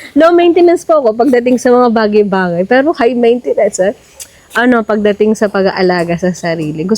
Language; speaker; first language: Filipino; native; Filipino